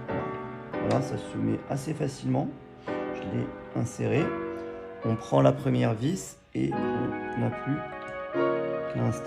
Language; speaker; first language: French; native; French